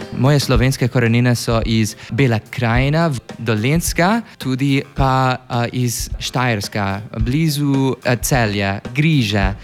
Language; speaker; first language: Slovenian; non-native, learner; English